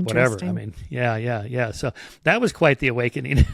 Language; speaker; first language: English; native; English